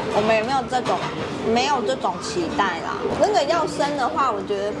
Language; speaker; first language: Chinese; native; Chinese